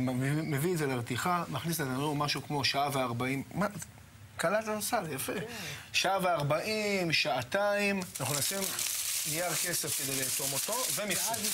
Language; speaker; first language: Hebrew; native; Hebrew